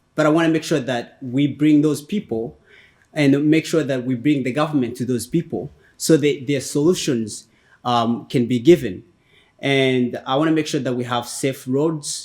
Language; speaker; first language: English; non-native, fluent; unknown